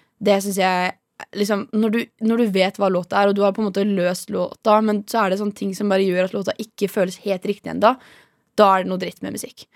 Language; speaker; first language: Norwegian; native; Norwegian